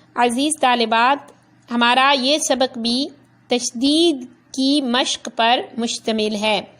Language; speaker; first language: Urdu; non-native, local second language; Punjabi